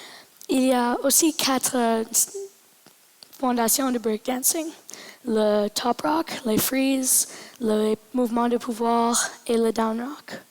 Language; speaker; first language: French; non-native, local second language; English